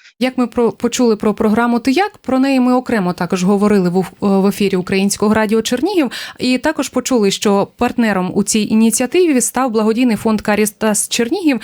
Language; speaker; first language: Ukrainian; native; Ukrainian